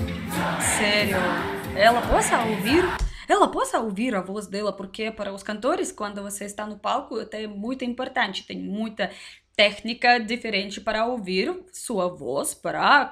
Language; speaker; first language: Portuguese; non-native, learner; Russian